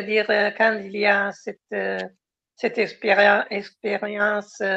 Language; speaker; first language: French; non-native, fluent; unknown